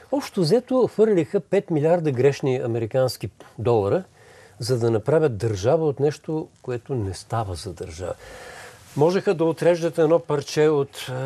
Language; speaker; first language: Bulgarian; native; Bulgarian